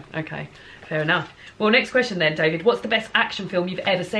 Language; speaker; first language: English; native; English